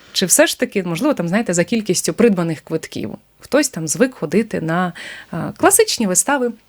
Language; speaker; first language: Ukrainian; native; Ukrainian